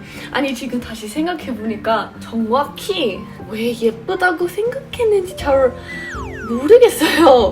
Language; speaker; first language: Korean; non-native, fluent; English